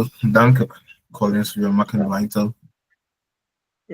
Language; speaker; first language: German; non-native, fluent; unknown